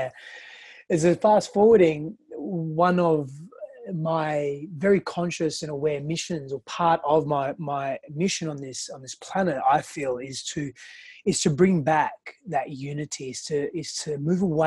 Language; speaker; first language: English; early bilingual, other home language; Greek